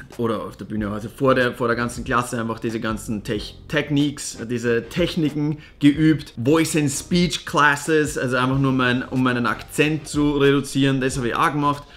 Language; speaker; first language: German; native; German